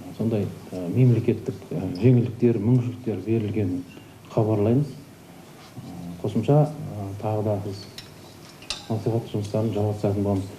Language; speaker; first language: Kazakh; native; Kazakh